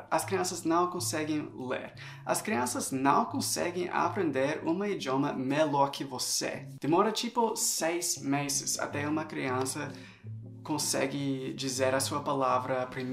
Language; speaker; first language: Portuguese; non-native, fluent; English